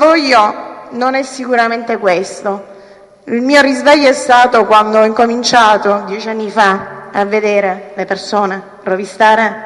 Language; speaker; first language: Italian; native; Italian